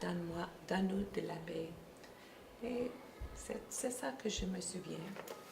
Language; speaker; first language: French; non-native, local second language; English